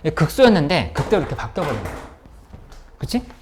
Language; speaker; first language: Korean; native; Korean